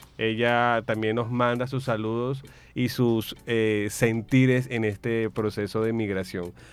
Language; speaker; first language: Spanish; native; Spanish